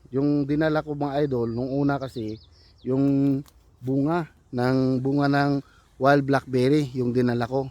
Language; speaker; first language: Filipino; non-native, local second language; Cebuano